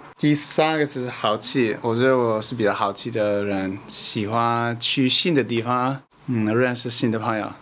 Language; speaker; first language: Chinese; non-native, learner; English